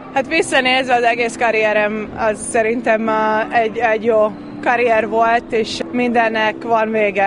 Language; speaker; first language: Hungarian; non-native, fluent; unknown